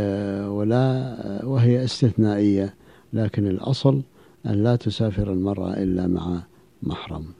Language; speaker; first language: Arabic; native; Arabic